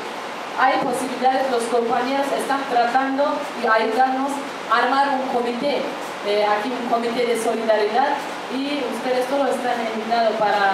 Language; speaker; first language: Spanish; non-native, fluent; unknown